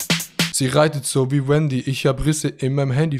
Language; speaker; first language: German; native; German